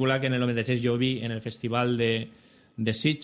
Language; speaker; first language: Spanish; native; Spanish